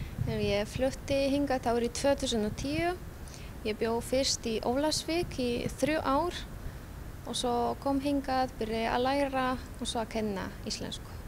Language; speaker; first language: Icelandic; non-native, fluent; Polish